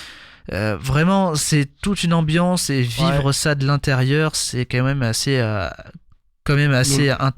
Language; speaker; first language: French; native; French